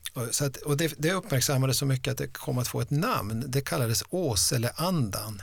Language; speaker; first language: Swedish; native; Swedish